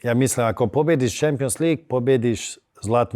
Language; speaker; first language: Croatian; early bilingual, heritage; Bosnian